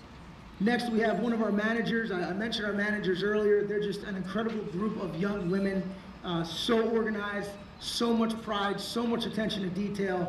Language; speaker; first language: English; native; English